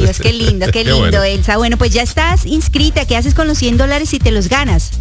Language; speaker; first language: Spanish; native; Spanish